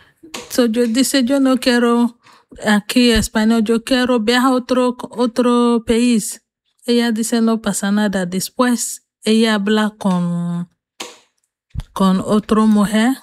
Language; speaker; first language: Spanish; non-native, learner; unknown